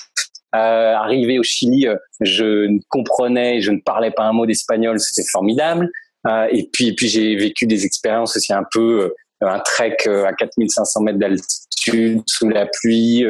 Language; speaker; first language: French; native; French